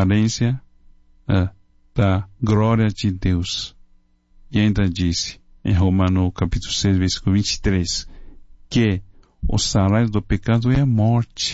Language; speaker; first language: Portuguese; non-native, fluent; Chinese